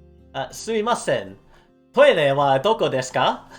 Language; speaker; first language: Japanese; non-native, learner; English